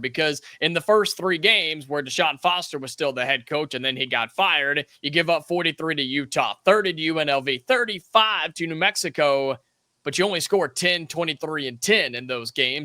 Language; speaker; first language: English; native; English